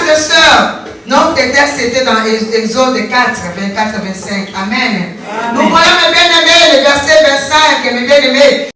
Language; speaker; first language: French; non-native, local second language; Lingala